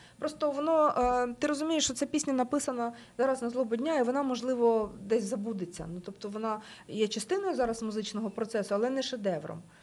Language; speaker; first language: Ukrainian; native; Ukrainian